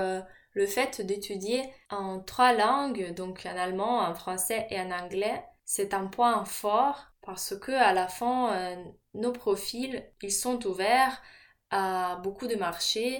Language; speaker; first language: French; non-native, fluent; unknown